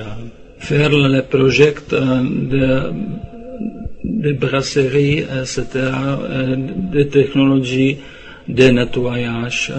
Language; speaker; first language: French; non-native, learner; Czech